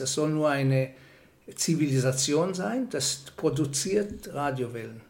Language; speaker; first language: German; non-native, fluent; Hebrew